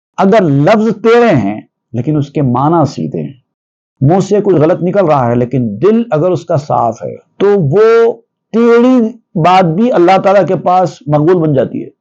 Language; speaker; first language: Urdu; native; Urdu